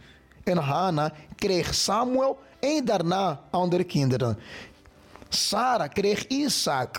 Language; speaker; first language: Dutch; non-native, fluent; Portuguese